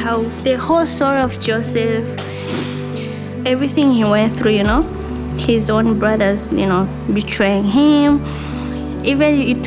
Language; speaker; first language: English; non-native, local second language; Rundi